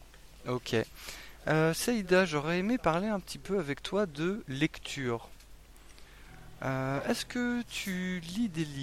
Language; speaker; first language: French; native; French